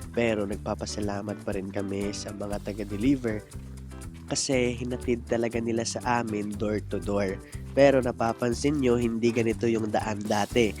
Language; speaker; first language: Filipino; non-native, local second language; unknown